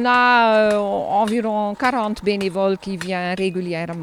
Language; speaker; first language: French; non-native, fluent; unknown